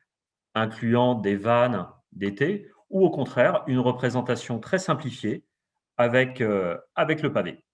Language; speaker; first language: French; native; French